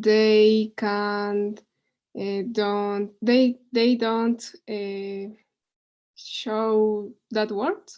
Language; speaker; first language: English; non-native, learner; Spanish